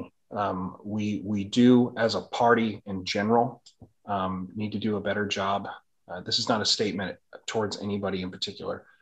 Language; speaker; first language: English; native; English